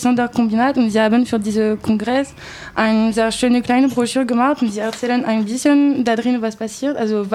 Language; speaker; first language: German; non-native, learner; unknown